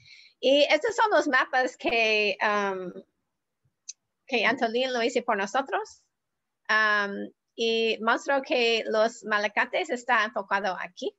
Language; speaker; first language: Spanish; non-native, learner; English